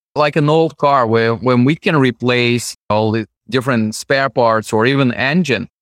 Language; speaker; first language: English; non-native, fluent; Russian